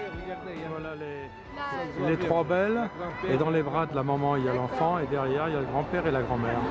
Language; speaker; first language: French; native; French